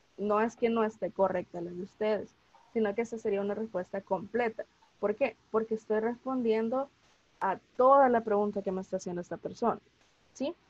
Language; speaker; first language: Spanish; native; Spanish